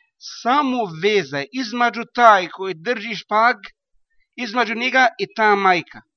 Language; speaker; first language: Croatian; non-native, learner; Arabic